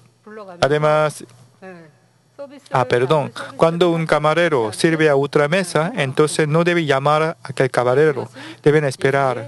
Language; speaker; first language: Spanish; non-native, learner; Korean